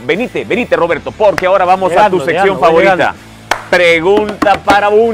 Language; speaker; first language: Spanish; native; Spanish